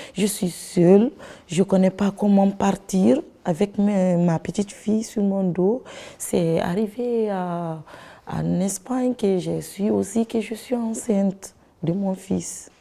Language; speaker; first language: French; non-native, local second language; Fula